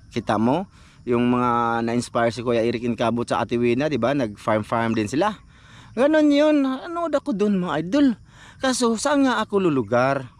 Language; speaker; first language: Filipino; non-native, local second language; Cebuano